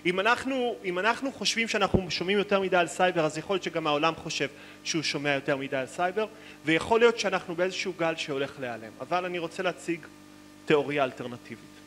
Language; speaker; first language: Hebrew; native; Hebrew